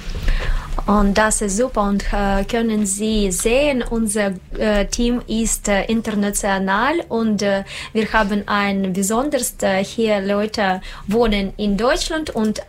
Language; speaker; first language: German; non-native, learner; Russian